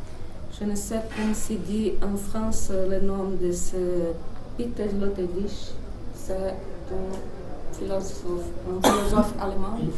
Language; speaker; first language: French; non-native, learner; Portuguese